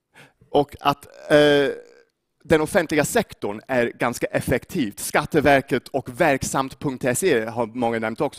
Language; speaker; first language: Swedish; non-native, fluent; English